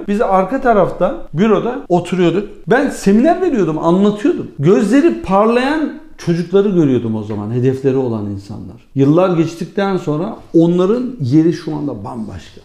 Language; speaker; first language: Turkish; early bilingual, heritage; Turkish